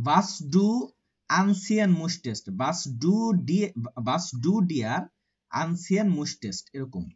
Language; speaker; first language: German; non-native, fluent; Bangla